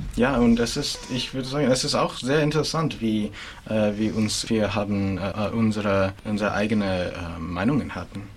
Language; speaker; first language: German; non-native, fluent; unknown